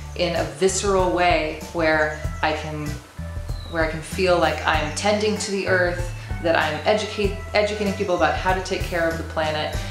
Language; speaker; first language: English; native; English